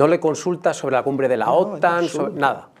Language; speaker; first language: Spanish; native; Spanish